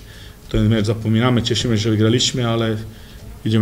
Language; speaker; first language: Polish; non-native, fluent; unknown